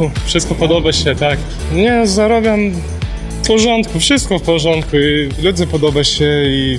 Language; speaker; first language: Polish; non-native, learner; Ukrainian